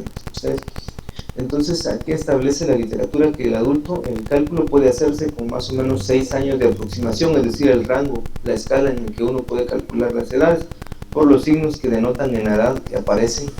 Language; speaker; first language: Spanish; native; Spanish